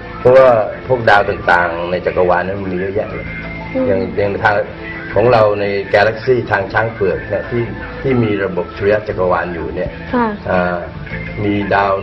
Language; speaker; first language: Thai; native; Thai